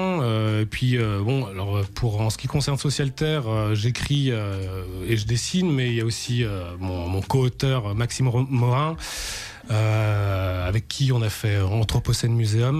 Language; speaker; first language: French; native; French